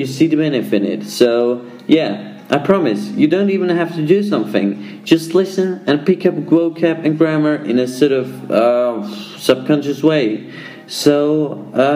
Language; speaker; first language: English; non-native, fluent; Swiss German